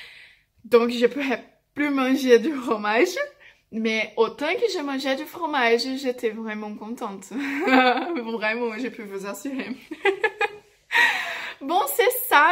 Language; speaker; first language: French; non-native, fluent; Portuguese